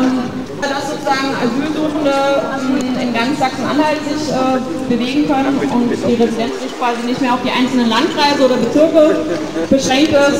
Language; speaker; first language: German; native; German